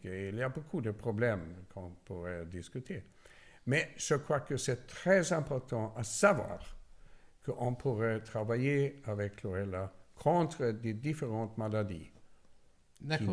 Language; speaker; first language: French; non-native, learner; Swedish